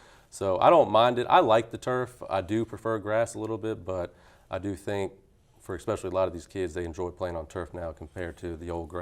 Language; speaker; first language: English; native; English